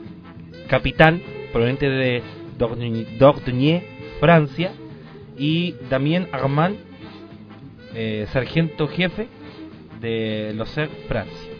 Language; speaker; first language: Spanish; native; Spanish